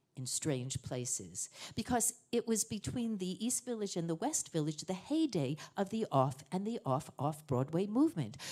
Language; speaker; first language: English; native; English